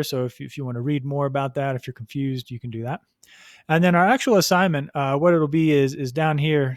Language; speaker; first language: English; native; English